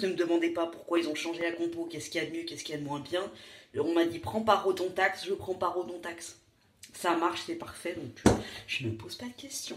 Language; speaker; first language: French; native; French